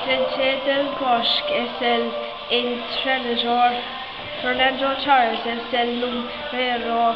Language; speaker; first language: Spanish; non-native, learner; English